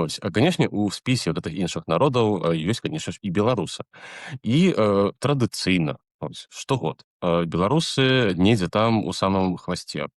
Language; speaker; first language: Belarusian; native; Belarusian